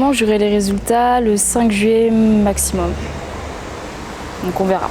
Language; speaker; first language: French; native; French